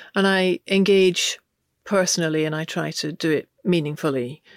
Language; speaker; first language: English; native; English